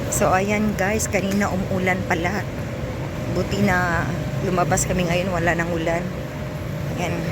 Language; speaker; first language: Filipino; non-native, local second language; Cebuano